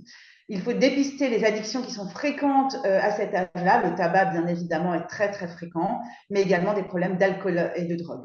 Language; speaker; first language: French; native; French